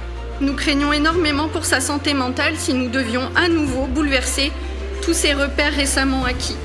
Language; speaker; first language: French; native; French